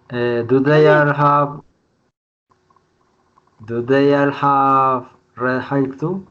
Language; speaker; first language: English; non-native, learner; Spanish